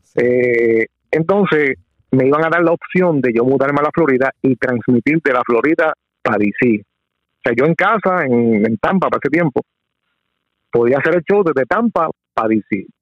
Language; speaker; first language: Spanish; native; Spanish